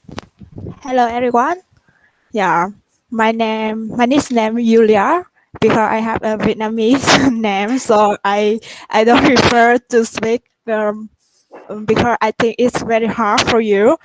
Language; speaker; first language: English; non-native, learner; Vietnamese